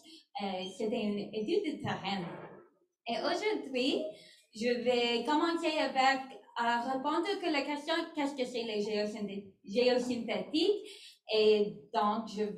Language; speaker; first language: French; non-native, learner; English